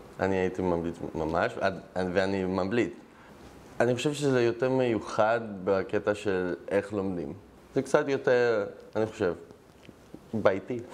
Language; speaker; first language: Hebrew; non-native, fluent; Spanish